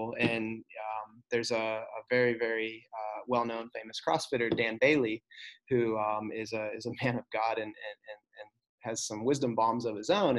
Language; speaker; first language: English; native; English